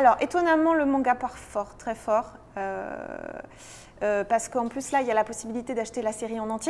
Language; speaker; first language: French; native; French